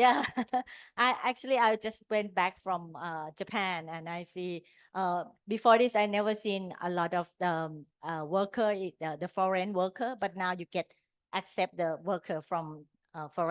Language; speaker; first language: English; non-native, learner; Thai